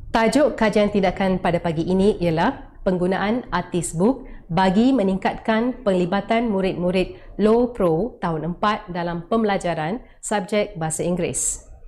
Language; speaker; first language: Malay; non-native, local second language; Tamil